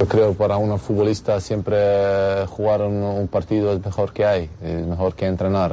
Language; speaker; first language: Spanish; non-native, fluent; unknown